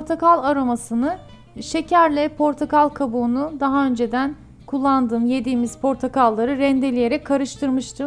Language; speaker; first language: Turkish; native; Turkish